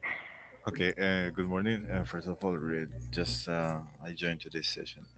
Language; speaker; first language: English; non-native, learner; Spanish